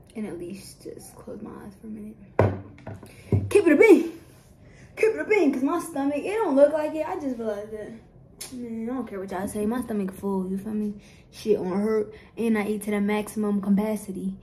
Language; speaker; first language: English; native; English